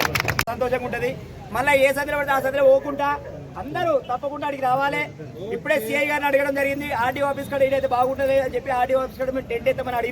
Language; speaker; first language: Telugu; native; Telugu